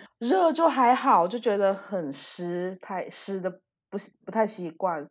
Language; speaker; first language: Chinese; early bilingual, heritage; Chinese